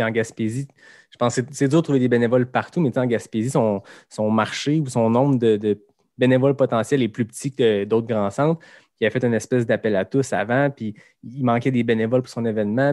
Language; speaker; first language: French; native; French